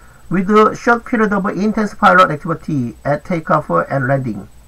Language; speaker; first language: English; non-native, fluent; Korean